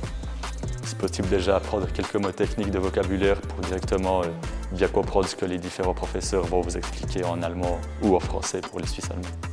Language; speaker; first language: French; native; French